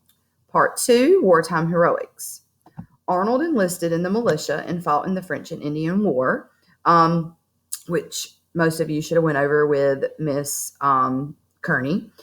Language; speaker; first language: English; native; English